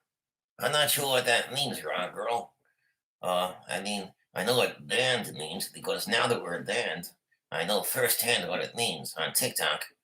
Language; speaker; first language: English; native; English